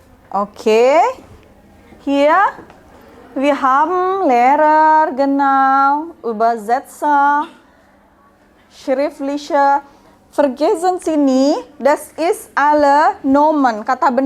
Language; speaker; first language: German; non-native, learner; Indonesian